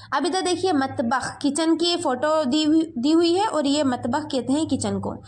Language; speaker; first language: Urdu; native; Urdu